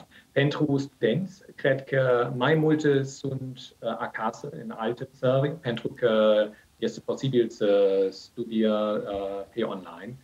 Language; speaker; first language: Romanian; non-native, learner; German